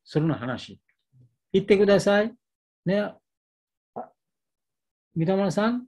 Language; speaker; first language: Japanese; non-native, learner; Bangla